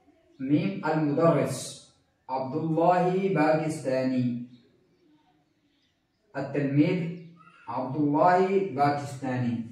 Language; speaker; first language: Arabic; non-native, fluent; Urdu